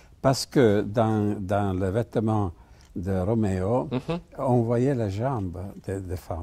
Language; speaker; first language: French; non-native, fluent; Italian